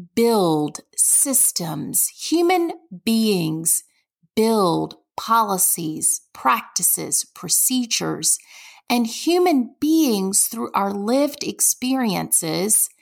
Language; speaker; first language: English; native; English